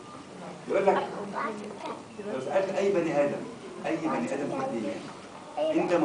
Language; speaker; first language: Arabic; native; Arabic